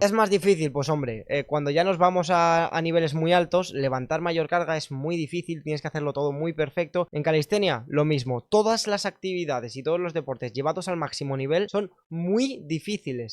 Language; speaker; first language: Spanish; native; Spanish